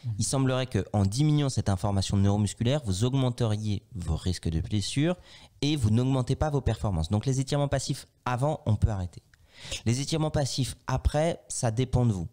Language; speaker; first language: French; native; French